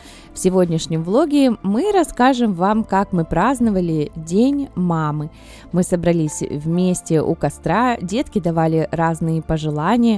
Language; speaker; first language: Russian; native; Russian